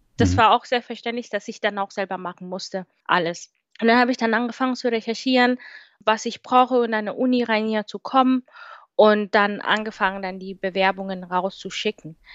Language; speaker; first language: German; non-native, fluent; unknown